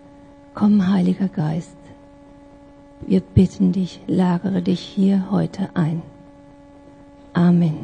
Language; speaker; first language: German; native; German